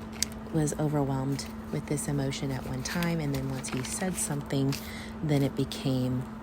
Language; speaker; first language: English; native; English